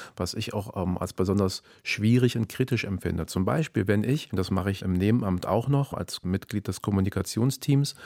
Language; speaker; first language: German; native; German